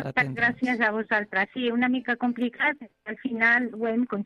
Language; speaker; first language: Catalan; non-native, fluent; Arabic